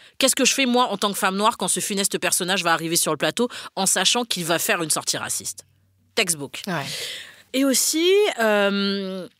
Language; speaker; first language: French; native; French